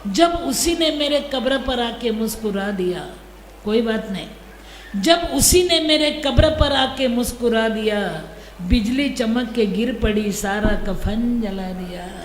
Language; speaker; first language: Hindi; non-native, local second language; Marathi